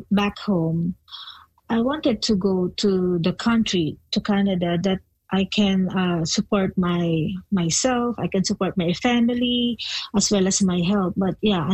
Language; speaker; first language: English; non-native, local second language; Filipino